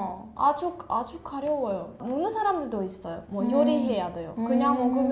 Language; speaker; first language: Korean; non-native, learner; Russian